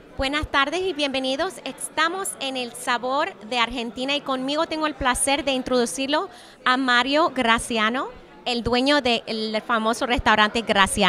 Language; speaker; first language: Spanish; early bilingual, heritage; Spanish